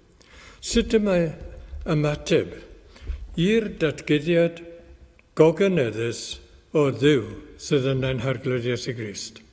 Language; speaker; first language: Welsh; native; Welsh